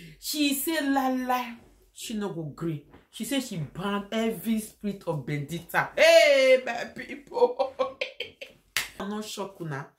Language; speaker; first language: Nigerian Pidgin; native; Nigerian Pidgin